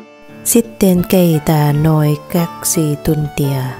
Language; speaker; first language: Finnish; non-native, learner; Vietnamese